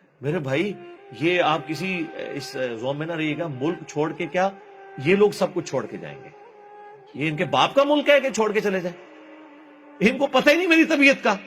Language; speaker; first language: Urdu; non-native, local second language; Punjabi